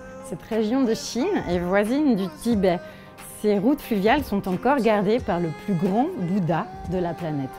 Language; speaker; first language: French; native; French